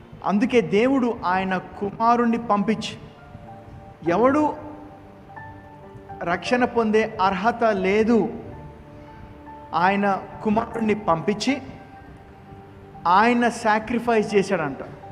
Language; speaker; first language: Telugu; native; Telugu